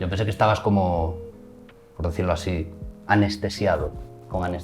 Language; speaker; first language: Spanish; native; Spanish